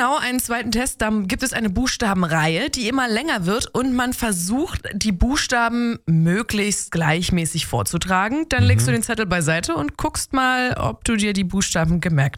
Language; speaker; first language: German; native; German